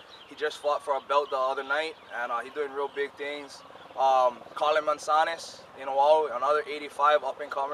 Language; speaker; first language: English; native; English